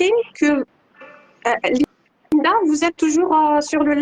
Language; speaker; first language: French; non-native, local second language; Arabic